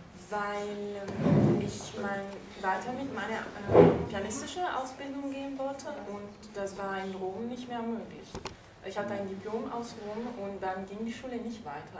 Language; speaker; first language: German; non-native, fluent; Italian